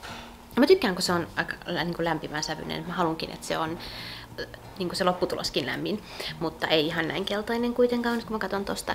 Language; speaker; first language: Finnish; native; Finnish